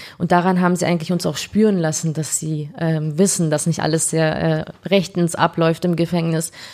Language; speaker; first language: German; early bilingual, other home language; Turkish